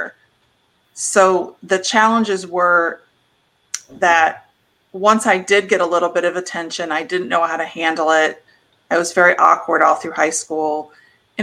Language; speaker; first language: English; native; English